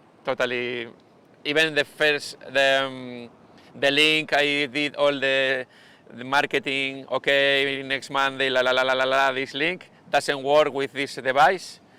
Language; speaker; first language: English; non-native, fluent; Spanish